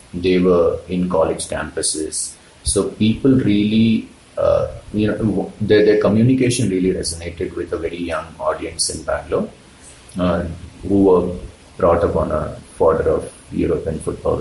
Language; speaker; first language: English; non-native, local second language; Malayalam